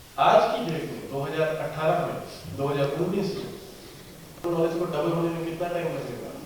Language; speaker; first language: Hindi; native; Hindi